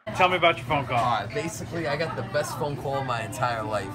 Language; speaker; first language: English; native; English